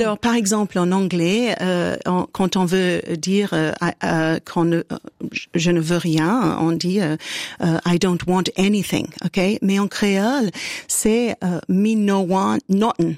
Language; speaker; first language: French; native; French